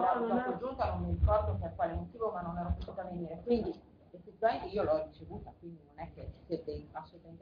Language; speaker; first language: Italian; native; Italian